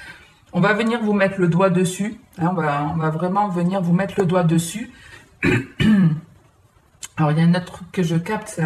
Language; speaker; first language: French; native; French